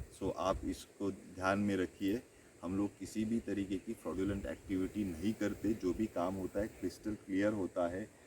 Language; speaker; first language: Hindi; non-native, local second language; Marathi